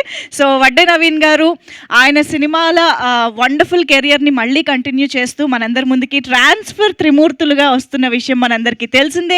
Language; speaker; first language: Telugu; native; Telugu